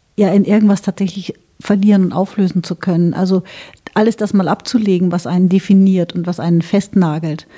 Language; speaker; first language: German; native; German